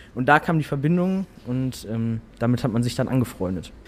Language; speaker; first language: German; native; German